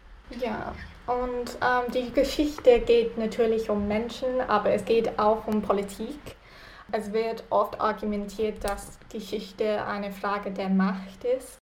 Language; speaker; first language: German; non-native, fluent; English